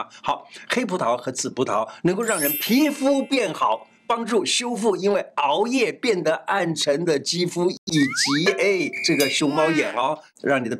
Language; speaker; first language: Chinese; native; Chinese